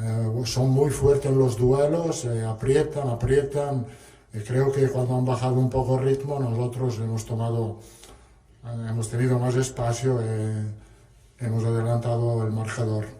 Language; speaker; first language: Spanish; non-native, fluent; Italian